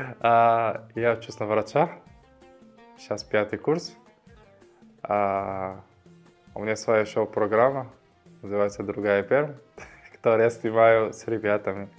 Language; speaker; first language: Russian; non-native, fluent; Arabic